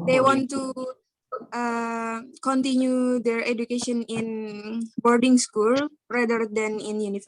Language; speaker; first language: English; non-native, learner; Indonesian